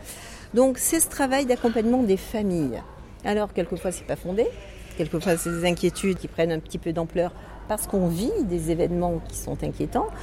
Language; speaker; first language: French; native; French